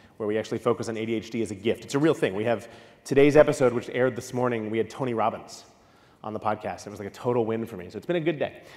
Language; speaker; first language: English; native; English